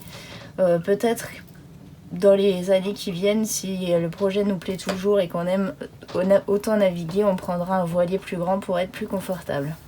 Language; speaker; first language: French; native; French